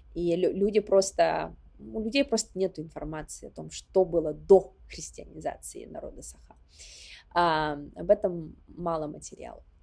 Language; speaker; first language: Russian; non-native, local second language; Yakut